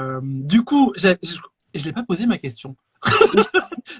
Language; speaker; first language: French; native; French